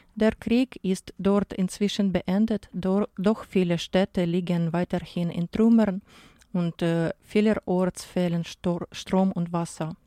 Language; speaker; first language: German; non-native, fluent; Ukrainian